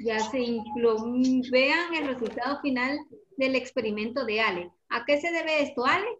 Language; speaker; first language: Spanish; native; Spanish